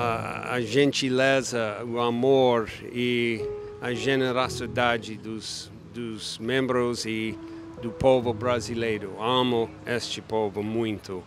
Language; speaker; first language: Portuguese; non-native, fluent; English